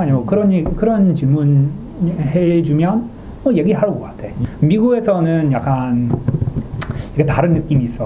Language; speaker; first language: Korean; non-native, learner; English